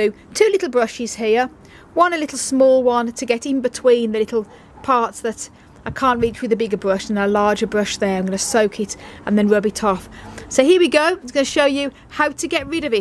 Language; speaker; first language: English; native; English